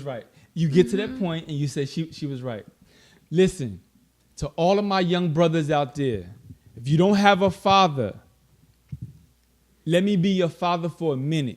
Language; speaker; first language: English; native; English